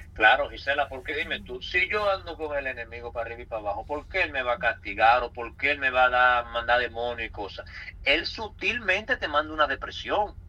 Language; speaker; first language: Spanish; native; Spanish